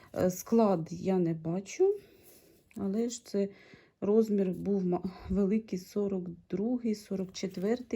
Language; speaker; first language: Ukrainian; non-native, local second language; Russian